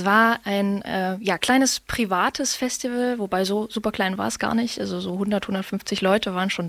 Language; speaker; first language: German; native; German